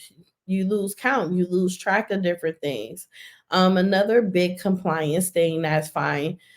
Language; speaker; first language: English; native; English